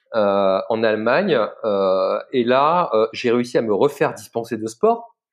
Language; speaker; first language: French; native; French